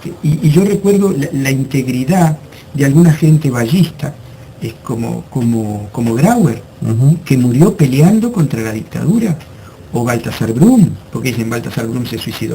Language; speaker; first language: Spanish; native; Spanish